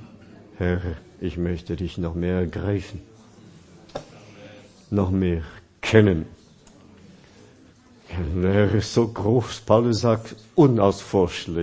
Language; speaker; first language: German; non-native, fluent; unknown